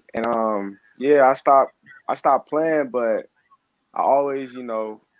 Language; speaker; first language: English; native; English